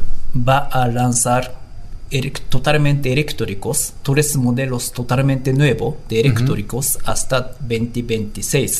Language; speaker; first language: Spanish; non-native, learner; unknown